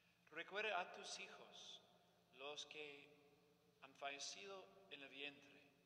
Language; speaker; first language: Spanish; non-native, fluent; English